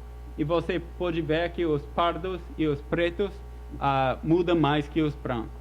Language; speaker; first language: Portuguese; non-native, fluent; English